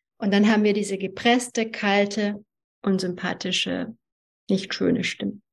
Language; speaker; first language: German; early bilingual, other home language; Hungarian